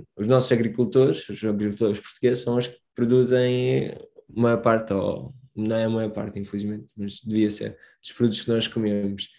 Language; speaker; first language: Portuguese; early bilingual, other home language; Romanian